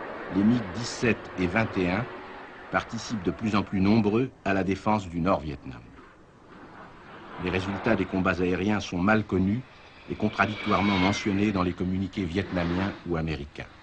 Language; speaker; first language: French; native; French